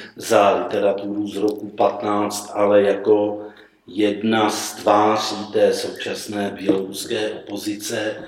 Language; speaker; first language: Czech; native; Czech